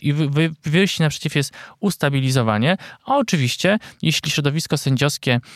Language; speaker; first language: Polish; native; Polish